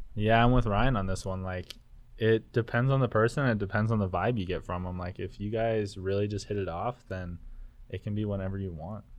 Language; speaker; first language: English; native; English